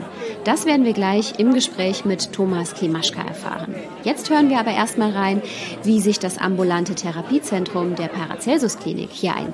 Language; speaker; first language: German; native; German